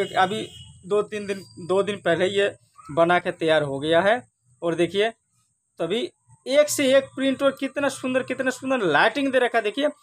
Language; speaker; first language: Hindi; non-native, local second language; Bangla